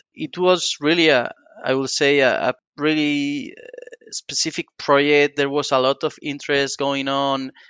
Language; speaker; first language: English; non-native, fluent; Spanish